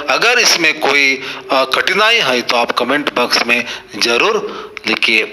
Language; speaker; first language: Hindi; non-native, local second language; Kannada